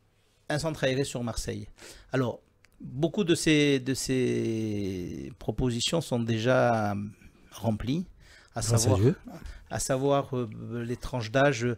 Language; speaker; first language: French; native; French